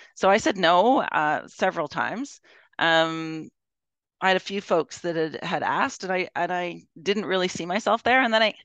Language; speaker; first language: English; native; English